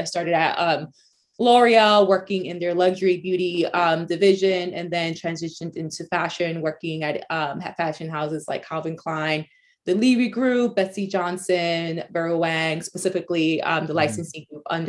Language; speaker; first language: English; early bilingual, other home language; Spanish